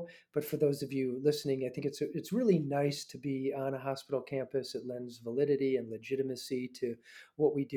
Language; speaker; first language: English; native; English